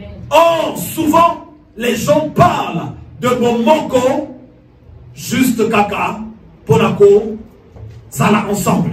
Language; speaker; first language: French; non-native, local second language; Lingala